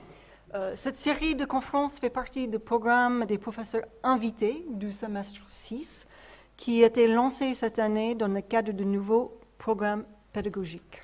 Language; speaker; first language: French; non-native, fluent; English